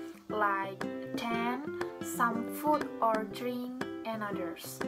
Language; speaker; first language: English; non-native, learner; Indonesian